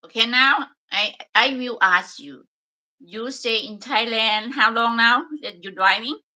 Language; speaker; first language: English; non-native, learner; Thai